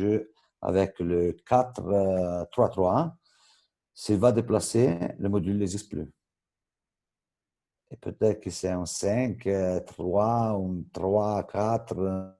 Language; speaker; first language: French; non-native, local second language; Italian